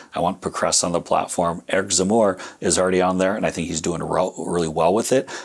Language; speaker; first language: English; native; English